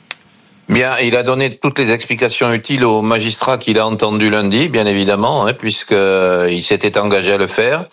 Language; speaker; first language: French; native; French